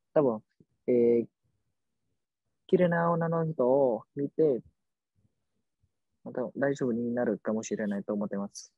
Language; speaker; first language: Japanese; non-native, learner; Vietnamese